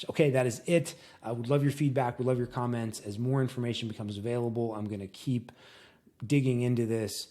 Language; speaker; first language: English; native; English